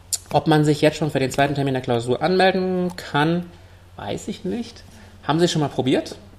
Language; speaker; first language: German; non-native, fluent; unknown